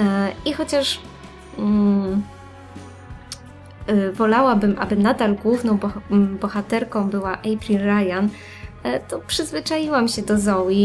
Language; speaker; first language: Polish; native; Polish